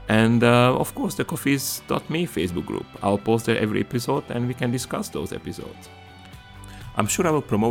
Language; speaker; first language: English; non-native, fluent; Hungarian